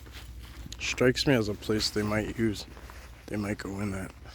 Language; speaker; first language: English; native; English